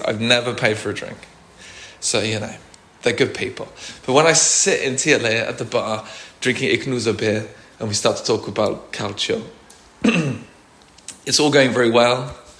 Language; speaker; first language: English; native; English